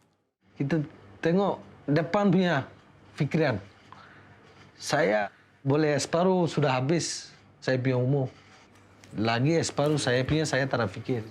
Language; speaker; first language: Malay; non-native, learner; Rohingya